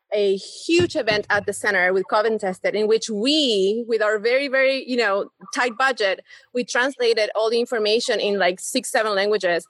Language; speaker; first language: English; non-native, fluent; Spanish